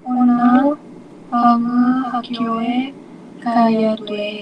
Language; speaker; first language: Korean; non-native, learner; Indonesian